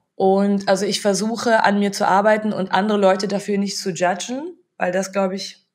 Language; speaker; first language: German; native; German